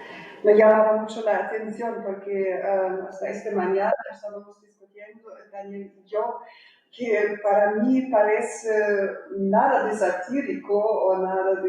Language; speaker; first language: Spanish; non-native, fluent; German